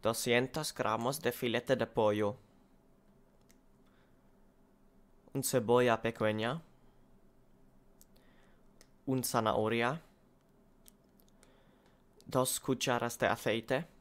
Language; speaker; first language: Spanish; non-native, learner; German